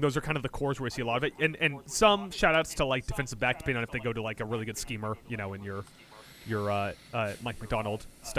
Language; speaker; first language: English; native; English